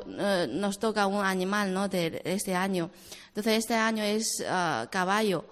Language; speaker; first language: Spanish; non-native, fluent; Chinese